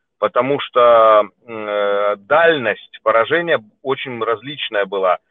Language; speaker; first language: Russian; native; Russian